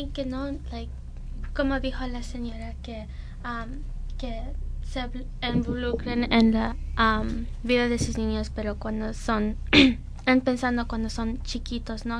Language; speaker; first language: Spanish; early bilingual, heritage; Spanish